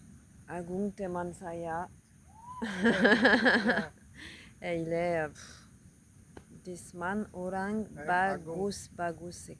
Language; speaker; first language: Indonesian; non-native, learner; French